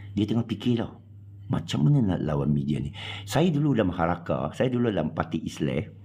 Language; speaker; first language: Malay; non-native, local second language; Chinese